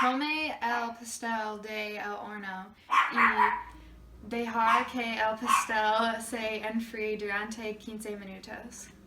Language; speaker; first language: Spanish; non-native, learner; English